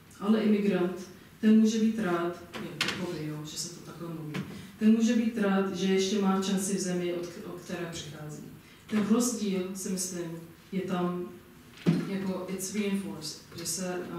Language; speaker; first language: Czech; non-native, fluent; Arabic